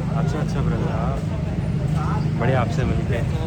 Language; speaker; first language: Hindi; non-native, fluent; Telugu